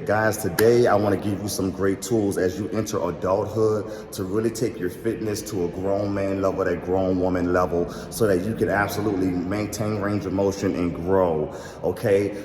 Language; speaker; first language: English; native; English